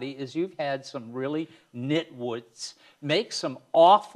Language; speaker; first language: English; native; English